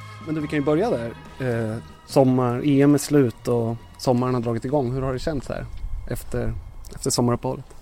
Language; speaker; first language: Swedish; native; Swedish